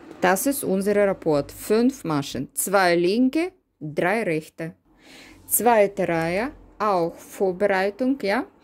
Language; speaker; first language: German; non-native, learner; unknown